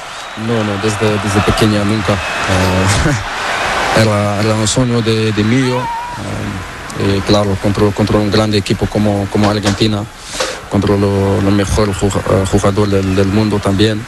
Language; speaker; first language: Spanish; non-native, learner; Portuguese